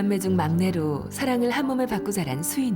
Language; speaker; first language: Korean; native; Korean